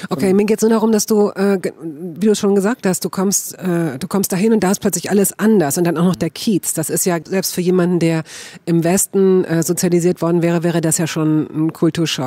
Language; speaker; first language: German; native; German